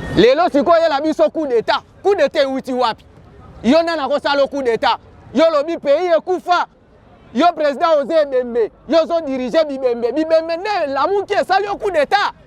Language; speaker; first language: Lingala; non-native, local second language; Kituba (Democratic Republic of Congo)